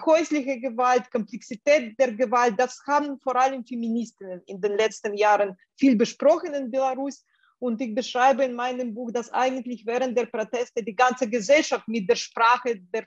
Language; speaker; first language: German; non-native, fluent; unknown